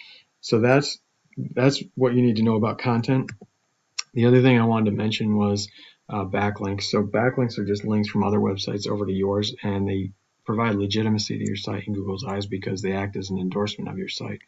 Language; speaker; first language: English; native; English